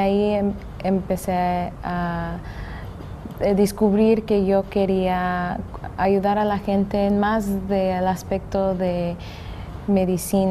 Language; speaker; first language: Spanish; early bilingual, heritage; English